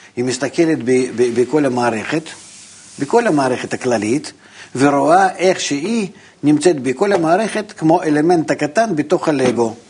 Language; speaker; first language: Hebrew; non-native, fluent; Russian